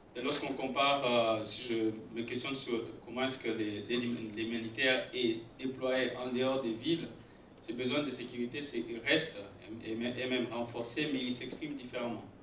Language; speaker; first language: French; non-native, local second language; Swahili